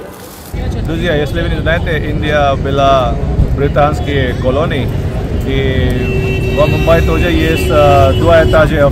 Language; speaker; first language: Russian; non-native, learner; Hindi